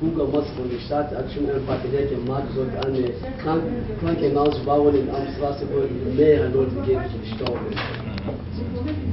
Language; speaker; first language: German; non-native, learner; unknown